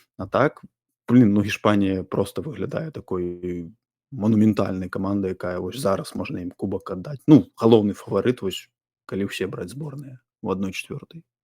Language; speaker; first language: Belarusian; non-native, local second language; Russian